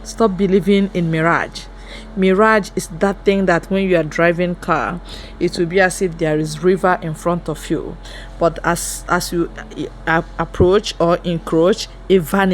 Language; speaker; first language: English; non-native, local second language; Igbo